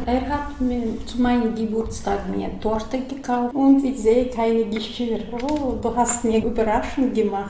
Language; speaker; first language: German; non-native, learner; Chechen